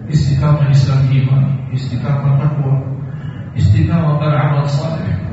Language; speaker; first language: Indonesian; non-native, fluent; Arabic